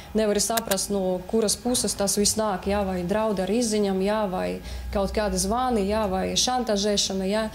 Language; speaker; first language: Latvian; non-native, local second language; Russian